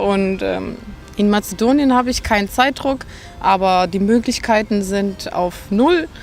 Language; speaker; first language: German; non-native, fluent; Macedonian